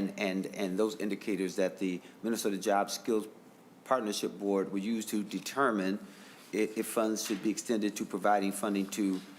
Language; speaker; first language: English; native; English